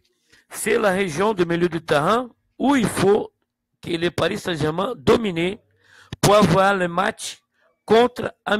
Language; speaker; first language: French; non-native, fluent; Portuguese